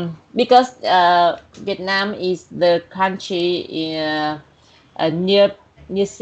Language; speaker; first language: English; non-native, learner; Vietnamese